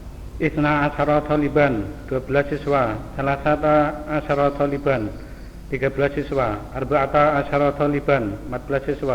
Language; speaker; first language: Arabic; non-native, learner; Indonesian